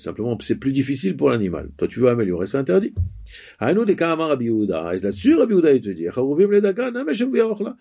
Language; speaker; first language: French; native; French